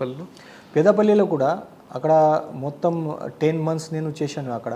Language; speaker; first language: Telugu; non-native, fluent; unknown